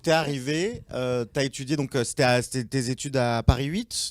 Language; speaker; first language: French; native; French